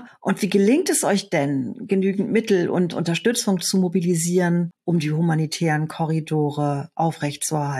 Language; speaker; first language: German; native; German